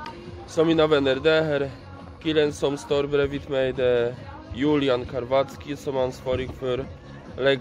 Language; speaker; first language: Swedish; non-native, fluent; Polish